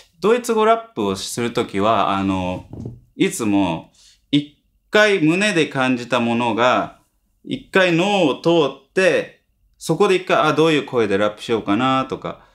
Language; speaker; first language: Japanese; early bilingual, heritage; Japanese